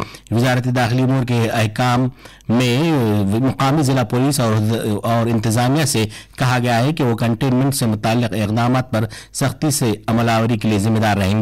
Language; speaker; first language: Urdu; native; Urdu